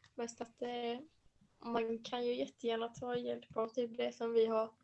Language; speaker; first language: Swedish; native; Swedish